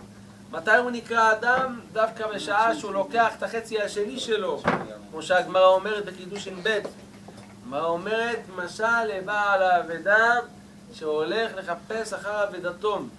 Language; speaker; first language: Hebrew; native; Hebrew